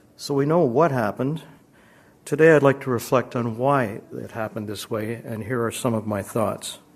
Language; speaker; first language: English; native; English